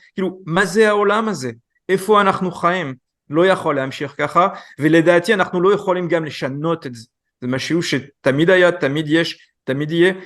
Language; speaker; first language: Hebrew; non-native, fluent; French